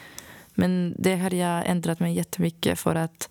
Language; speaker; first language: Swedish; non-native, fluent; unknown